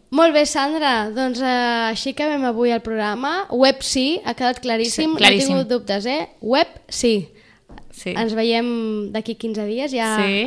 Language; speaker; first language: Catalan; native; Catalan